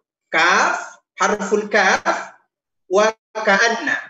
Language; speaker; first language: Arabic; non-native, fluent; Indonesian